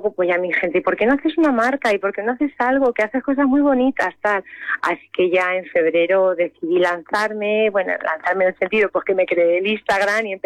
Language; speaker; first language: Spanish; native; Spanish